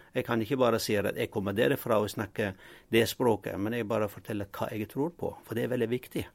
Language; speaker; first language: Norwegian; non-native, fluent; Arabic